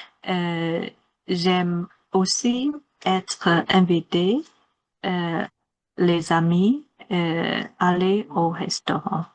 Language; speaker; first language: French; non-native, learner; Chinese